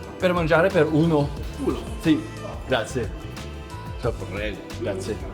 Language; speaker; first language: Italian; non-native, learner; French